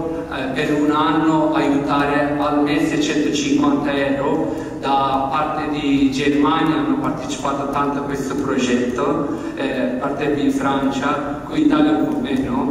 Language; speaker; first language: Italian; non-native, learner; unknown